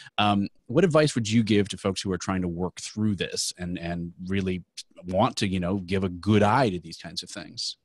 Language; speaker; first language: English; native; English